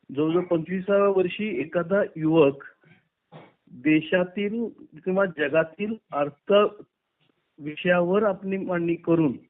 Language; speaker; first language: Marathi; native; Marathi